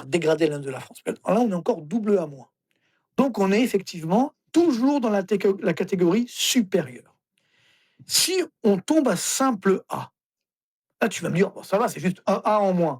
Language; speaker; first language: French; native; French